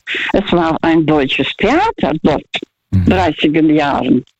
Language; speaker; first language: German; non-native, fluent; Russian